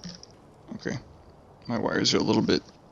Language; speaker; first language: English; native; English